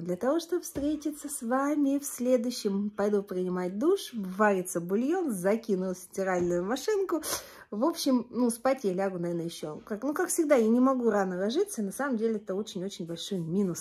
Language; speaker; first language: Russian; native; Russian